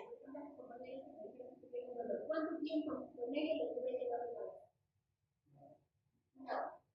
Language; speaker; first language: Spanish; native; Spanish